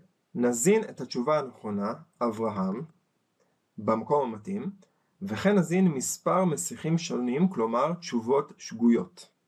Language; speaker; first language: Hebrew; native; Hebrew